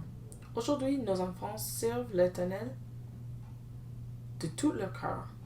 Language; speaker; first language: French; non-native, learner; English